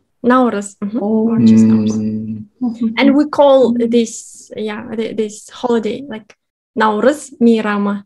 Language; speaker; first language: English; non-native, fluent; Kazakh